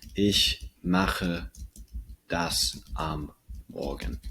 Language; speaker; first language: German; non-native, fluent; English